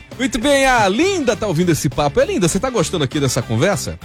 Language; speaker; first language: Portuguese; native; Portuguese